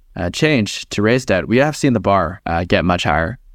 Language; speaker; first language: English; native; English